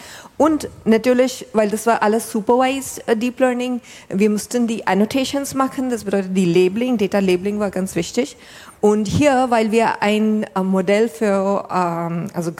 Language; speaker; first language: German; non-native, fluent; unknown